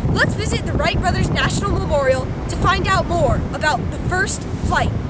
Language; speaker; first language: English; native; English